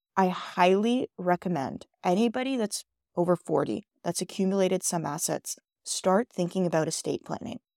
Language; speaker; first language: English; native; English